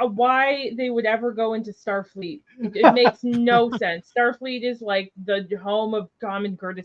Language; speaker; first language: English; native; English